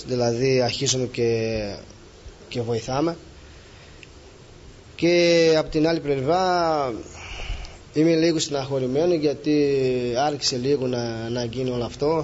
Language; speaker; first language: Greek; non-native, fluent; Portuguese